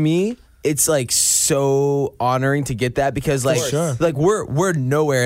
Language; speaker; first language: English; native; English